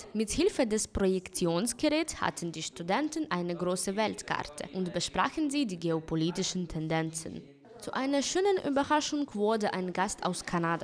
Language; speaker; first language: German; non-native, fluent; Ukrainian